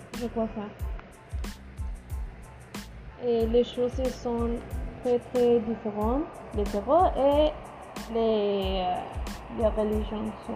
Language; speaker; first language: French; non-native, learner; Spanish